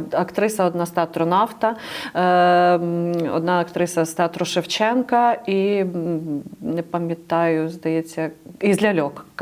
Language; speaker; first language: Ukrainian; native; Ukrainian